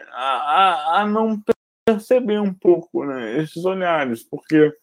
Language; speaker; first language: Portuguese; native; Portuguese